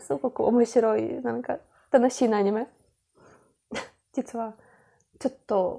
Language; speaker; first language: Japanese; non-native, learner; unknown